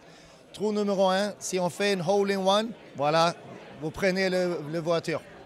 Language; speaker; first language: French; non-native, fluent; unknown